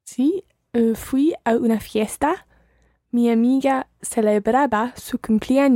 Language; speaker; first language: Spanish; non-native, learner; English